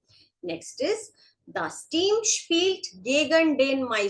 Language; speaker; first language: German; non-native, fluent; Hindi